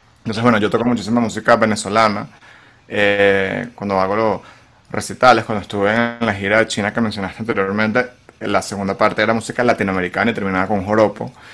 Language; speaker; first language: Spanish; native; Spanish